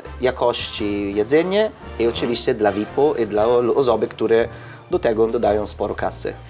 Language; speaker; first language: Polish; non-native, learner; Italian